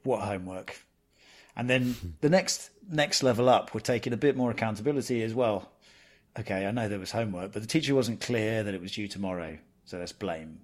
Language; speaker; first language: English; native; English